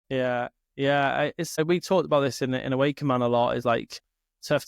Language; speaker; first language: English; native; English